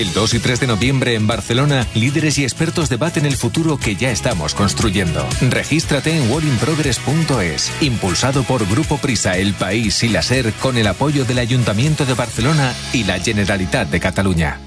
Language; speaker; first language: Spanish; native; Spanish